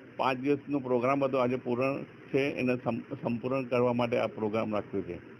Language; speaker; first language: Gujarati; non-native, local second language; Sindhi